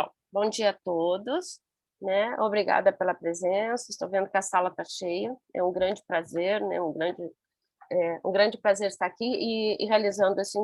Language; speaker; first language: Portuguese; non-native, learner; Spanish